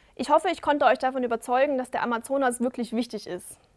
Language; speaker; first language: German; native; German